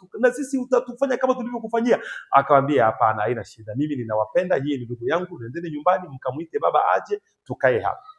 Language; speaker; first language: Swahili; native; Swahili